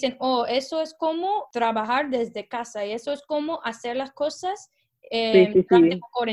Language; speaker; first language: Spanish; non-native, fluent; English